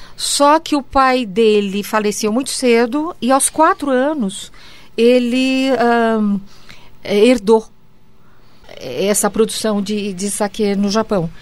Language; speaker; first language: Portuguese; early bilingual, other home language; Japanese